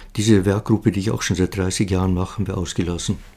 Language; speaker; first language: German; native; German